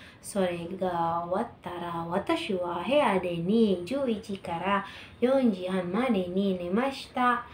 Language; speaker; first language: Japanese; non-native, learner; Indonesian